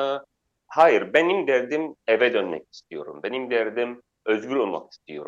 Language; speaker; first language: Turkish; non-native, fluent; Arabic